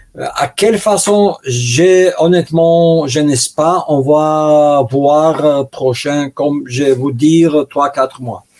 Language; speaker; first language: French; non-native, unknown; Russian